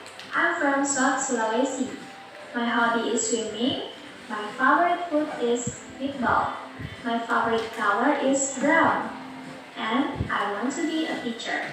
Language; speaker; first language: English; non-native, fluent; Indonesian